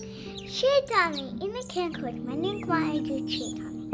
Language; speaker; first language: Hungarian; early bilingual, heritage; Hungarian